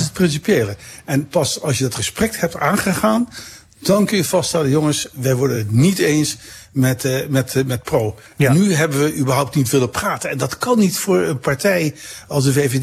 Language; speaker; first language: Dutch; native; Dutch